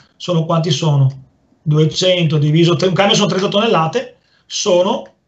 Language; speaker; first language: Italian; native; Italian